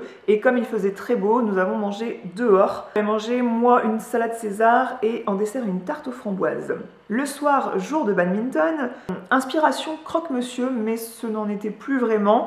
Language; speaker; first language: French; native; French